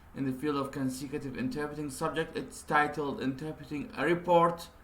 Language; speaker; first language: English; non-native, fluent; Arabic